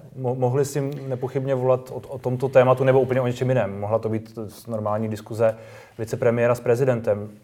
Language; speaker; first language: Czech; native; Czech